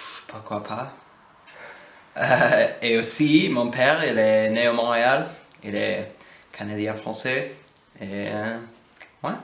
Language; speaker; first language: French; early bilingual, heritage; English